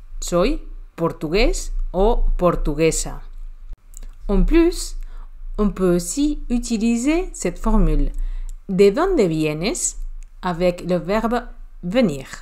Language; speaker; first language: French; non-native, fluent; Spanish